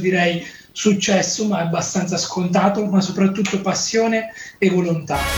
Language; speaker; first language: Italian; native; Italian